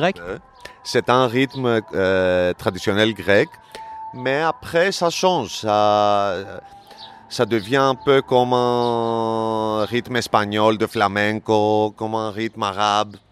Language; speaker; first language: French; non-native, learner; Greek